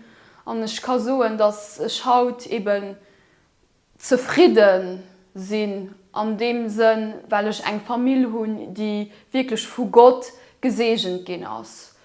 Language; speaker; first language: German; non-native, local second language; Luxembourgish